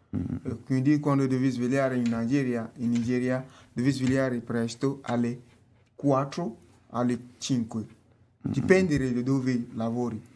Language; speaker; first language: Italian; non-native, learner; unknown